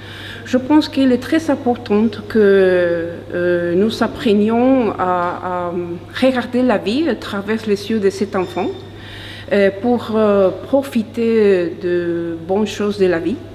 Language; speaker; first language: French; non-native, fluent; Spanish